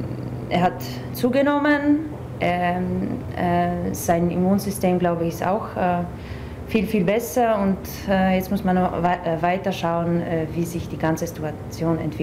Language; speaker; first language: German; non-native, fluent; Polish